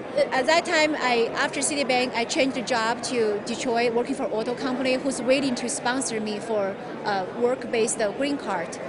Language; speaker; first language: English; non-native, fluent; Chinese